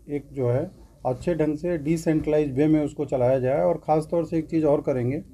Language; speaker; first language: Hindi; native; Hindi